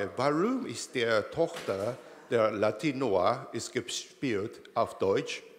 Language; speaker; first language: German; non-native, learner; Italian